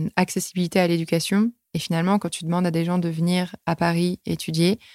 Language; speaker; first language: French; native; French